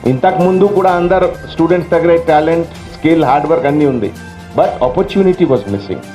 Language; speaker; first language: Telugu; non-native, fluent; Hindi